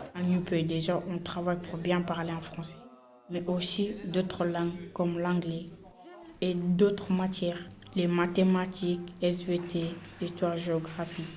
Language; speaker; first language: French; non-native, learner; Bambara